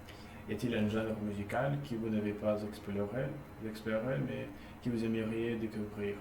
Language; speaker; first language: French; non-native, learner; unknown